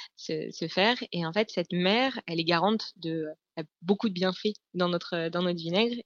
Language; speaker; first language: French; native; French